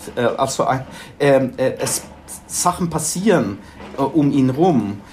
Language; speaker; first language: German; non-native, fluent; Swedish